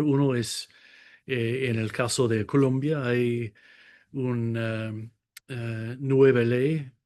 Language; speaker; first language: Spanish; non-native, fluent; English